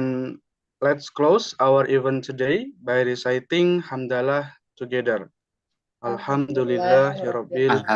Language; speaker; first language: English; non-native, learner; Indonesian